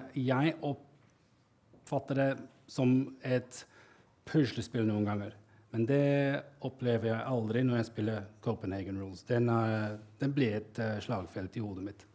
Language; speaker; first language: Norwegian; non-native, fluent; English